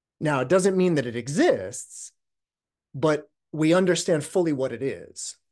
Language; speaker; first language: English; native; English